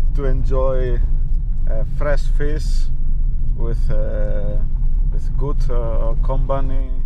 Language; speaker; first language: English; non-native, learner; Greek